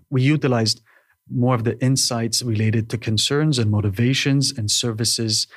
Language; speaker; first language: English; non-native, fluent; Hebrew